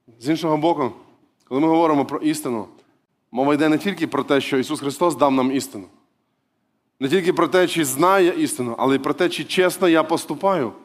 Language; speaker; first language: Ukrainian; non-native, local second language; Russian